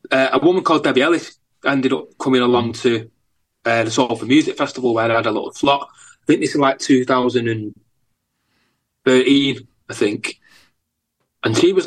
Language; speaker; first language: English; native; English